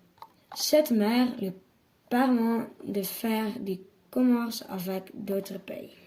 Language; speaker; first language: French; non-native, learner; Dutch